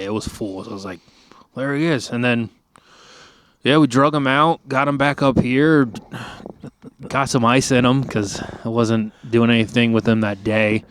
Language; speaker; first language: English; native; English